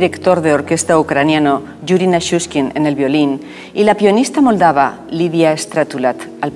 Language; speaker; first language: Spanish; native; Spanish